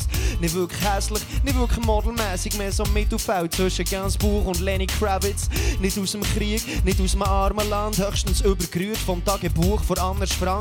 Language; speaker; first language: German; native; German